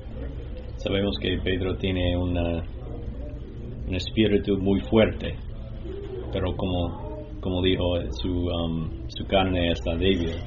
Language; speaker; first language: Spanish; non-native, learner; English